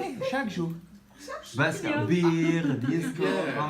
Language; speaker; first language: French; non-native, learner; Arabic